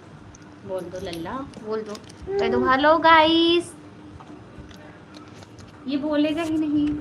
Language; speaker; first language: Hindi; native; Hindi